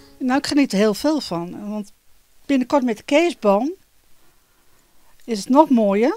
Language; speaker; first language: Dutch; native; Dutch